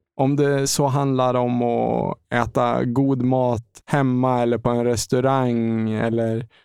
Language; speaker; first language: Swedish; native; Swedish